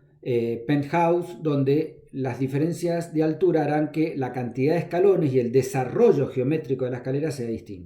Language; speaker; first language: Spanish; native; Spanish